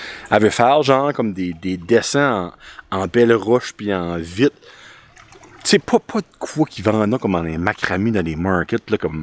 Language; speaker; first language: French; native; French